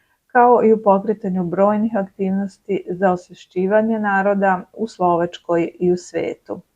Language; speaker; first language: Serbian; native; Serbian